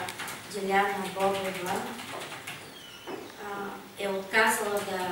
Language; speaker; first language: Bulgarian; native; Bulgarian